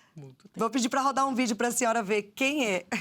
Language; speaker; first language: Portuguese; native; Portuguese